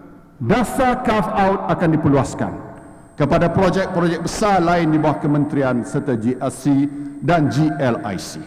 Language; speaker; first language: Malay; native; Malay